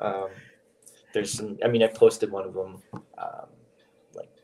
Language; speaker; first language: English; native; English